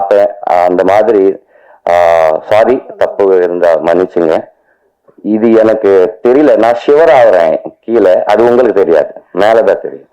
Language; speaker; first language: Tamil; non-native, learner; Telugu